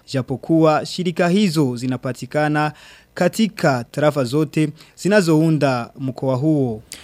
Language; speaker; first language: Swahili; non-native, local second language; Rundi